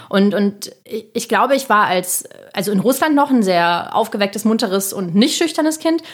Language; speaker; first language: German; early bilingual, other home language; Russian